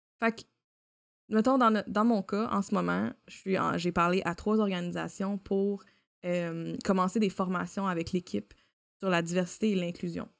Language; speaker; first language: French; native; French